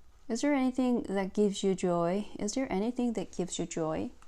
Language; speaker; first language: English; non-native, fluent; Korean